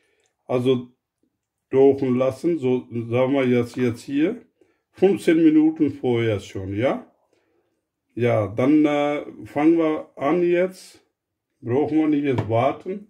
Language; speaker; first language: German; non-native, learner; Urdu